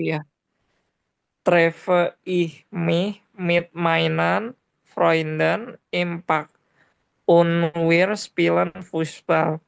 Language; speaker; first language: German; non-native, learner; Indonesian